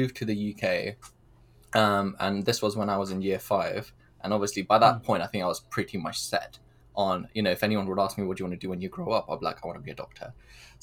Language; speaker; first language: English; early bilingual, other home language; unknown